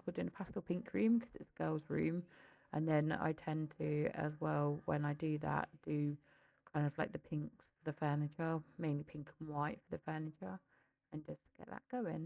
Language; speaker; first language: English; native; English